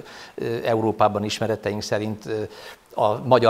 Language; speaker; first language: Hungarian; native; Hungarian